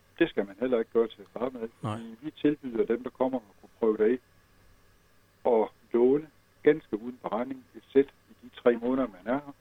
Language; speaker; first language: Danish; native; Danish